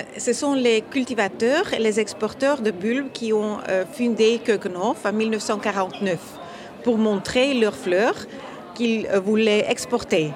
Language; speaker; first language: French; non-native, fluent; Dutch